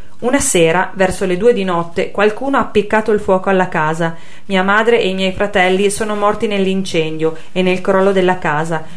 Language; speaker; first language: Italian; native; Italian